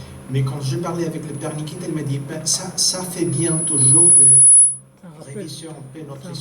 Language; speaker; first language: French; non-native, fluent; Spanish